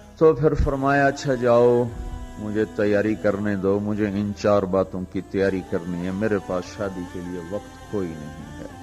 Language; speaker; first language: Urdu; non-native, local second language; Punjabi